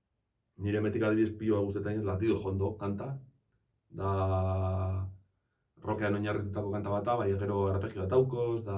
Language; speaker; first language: Basque; native; Basque